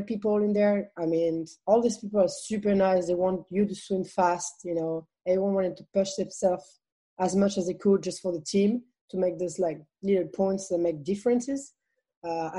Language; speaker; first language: English; non-native, fluent; French